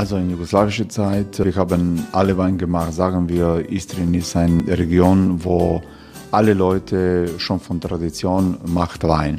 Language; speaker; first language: German; non-native, learner; Croatian